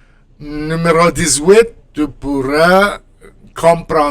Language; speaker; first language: French; non-native, fluent; Spanish